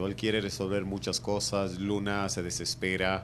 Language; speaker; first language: Spanish; native; Spanish